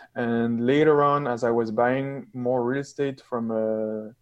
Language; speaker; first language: English; non-native, fluent; French